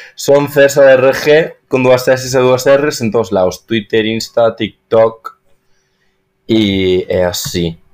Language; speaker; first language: Galician; non-native, local second language; Spanish